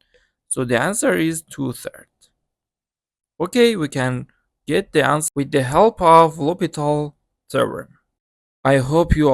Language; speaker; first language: English; non-native, learner; Persian